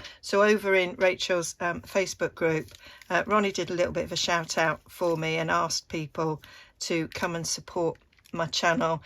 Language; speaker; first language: English; native; English